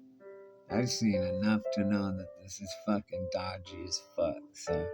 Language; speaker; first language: English; native; English